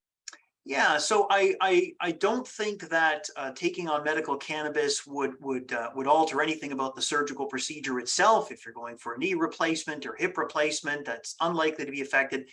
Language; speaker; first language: English; native; English